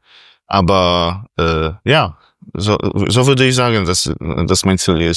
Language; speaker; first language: German; non-native, fluent; Polish